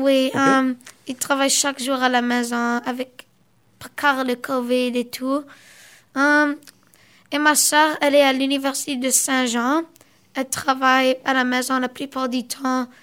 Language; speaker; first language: French; early bilingual, other home language; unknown